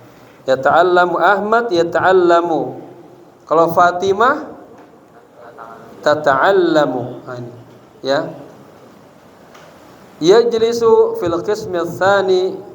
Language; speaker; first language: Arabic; non-native, fluent; Indonesian